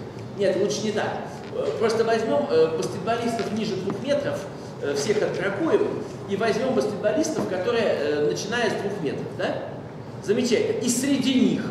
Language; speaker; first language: Russian; native; Russian